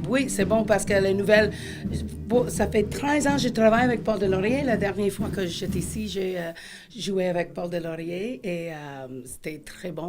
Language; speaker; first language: French; non-native, fluent; English